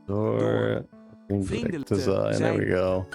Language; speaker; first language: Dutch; non-native, learner; English